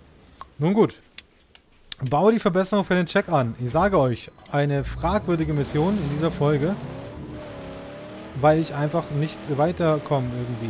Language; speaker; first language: German; native; German